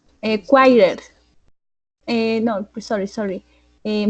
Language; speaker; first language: English; non-native, learner; Spanish